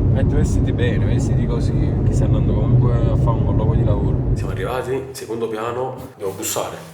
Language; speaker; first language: Italian; native; Italian